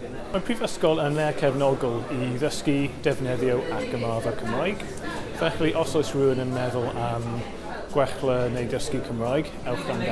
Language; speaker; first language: Welsh; non-native, learner; English